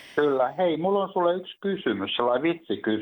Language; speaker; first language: Finnish; native; Finnish